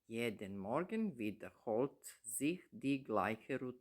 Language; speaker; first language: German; non-native, fluent; Serbian